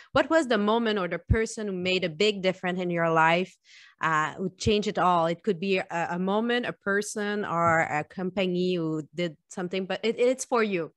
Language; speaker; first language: English; non-native, fluent; French